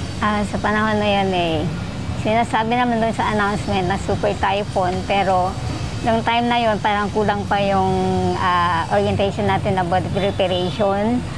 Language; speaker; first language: Filipino; non-native, local second language; Aklanon